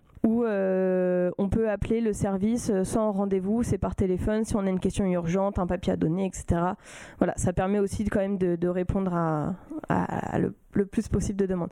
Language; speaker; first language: French; native; French